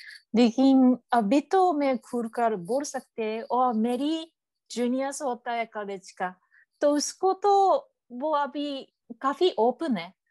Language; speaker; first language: Hindi; non-native, learner; Japanese